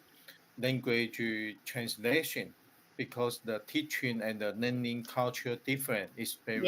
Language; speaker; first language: English; non-native, learner; Chinese